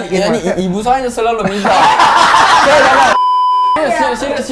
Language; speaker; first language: Indonesian; non-native, fluent; Korean